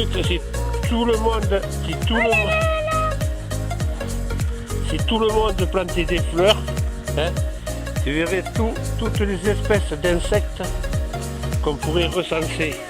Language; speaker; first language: French; native; French